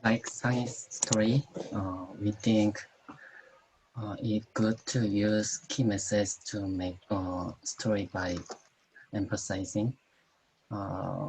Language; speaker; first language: English; non-native, learner; Korean